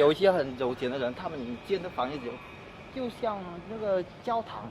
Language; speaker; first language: Chinese; non-native, fluent; Vietnamese